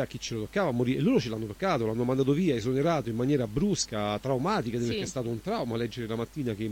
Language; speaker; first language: Italian; native; Italian